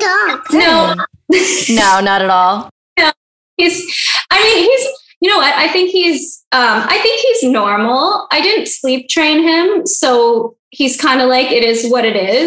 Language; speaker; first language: English; native; English